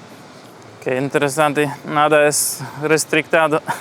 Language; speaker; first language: Spanish; non-native, learner; English